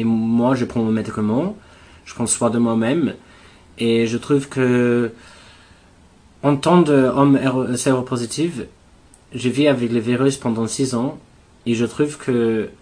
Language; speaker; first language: French; non-native, learner; English